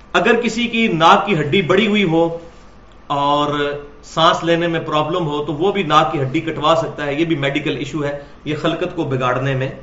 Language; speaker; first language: Urdu; non-native, local second language; Punjabi